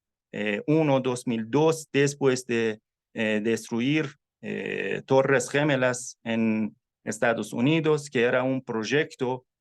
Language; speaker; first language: Spanish; non-native, fluent; Persian